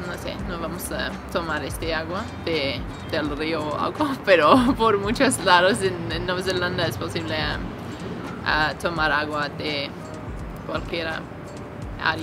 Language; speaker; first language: Spanish; non-native, learner; English